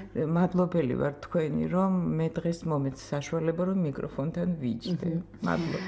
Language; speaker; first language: Georgian; non-native, fluent; Russian